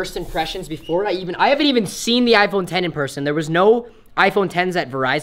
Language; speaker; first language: English; native; English